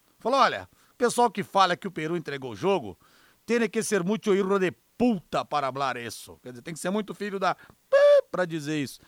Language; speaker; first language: Portuguese; native; Portuguese